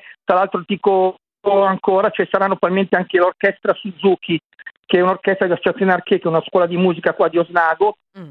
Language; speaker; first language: Italian; native; Italian